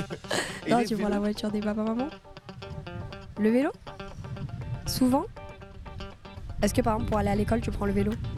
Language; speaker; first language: French; native; French